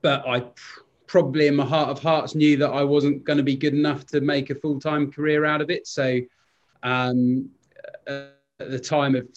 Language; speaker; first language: English; native; English